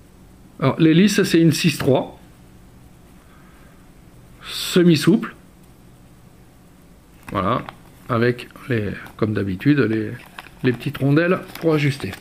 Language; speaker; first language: French; native; French